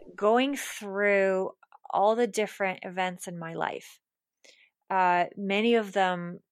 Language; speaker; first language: English; non-native, fluent; German